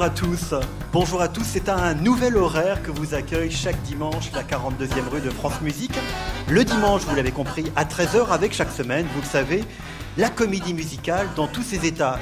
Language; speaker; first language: French; native; French